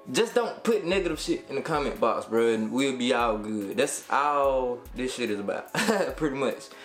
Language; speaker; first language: English; native; English